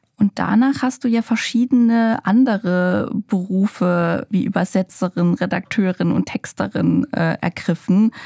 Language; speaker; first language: German; native; German